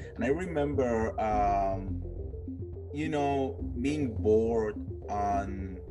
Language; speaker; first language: English; non-native, fluent; Spanish